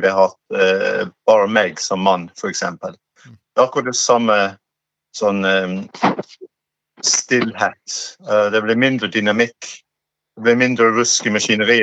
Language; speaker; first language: Norwegian; non-native, fluent; English